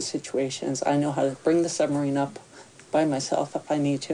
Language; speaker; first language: English; native; English